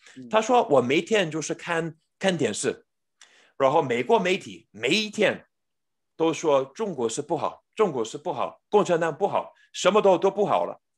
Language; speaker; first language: Chinese; non-native, fluent; English